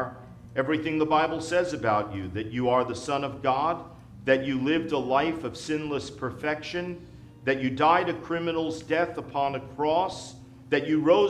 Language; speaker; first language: English; native; English